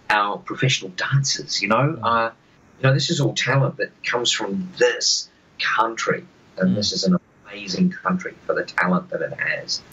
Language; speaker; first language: English; native; English